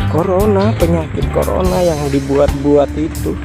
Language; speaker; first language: Indonesian; native; Indonesian